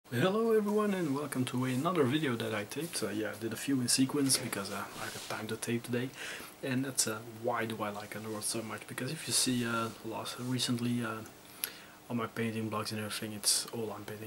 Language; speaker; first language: English; non-native, fluent; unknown